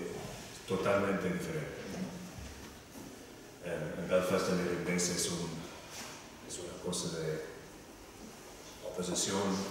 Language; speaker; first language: Spanish; non-native, fluent; English